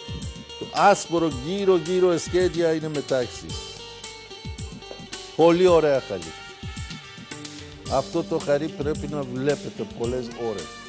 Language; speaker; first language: Greek; non-native, learner; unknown